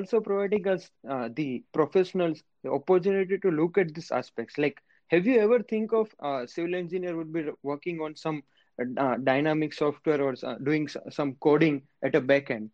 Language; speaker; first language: English; non-native, local second language; Gujarati